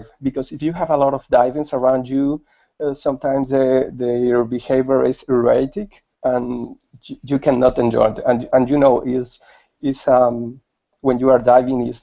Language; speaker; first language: English; non-native, learner; Spanish